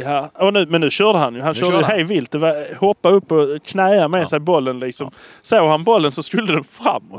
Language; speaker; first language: Swedish; native; Swedish